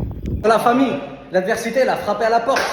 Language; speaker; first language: French; native; French